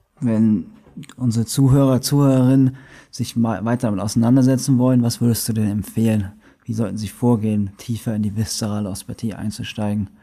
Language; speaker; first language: German; native; German